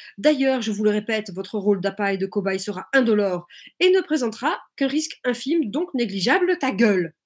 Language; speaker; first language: French; native; French